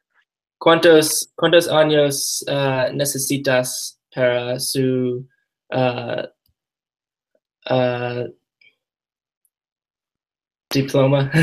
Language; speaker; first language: Spanish; non-native, learner; English